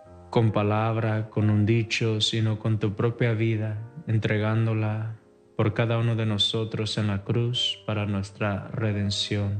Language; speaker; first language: Spanish; native; Spanish